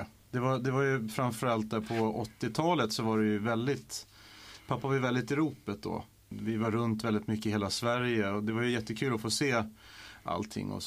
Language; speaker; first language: Swedish; native; Swedish